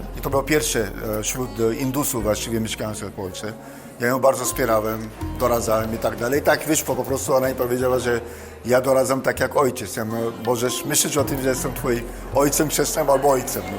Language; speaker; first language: Polish; non-native, fluent; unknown